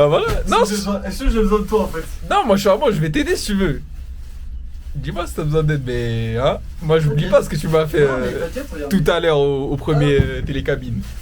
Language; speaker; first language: French; native; French